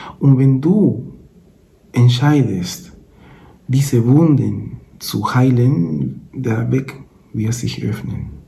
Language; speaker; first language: German; non-native, fluent; Spanish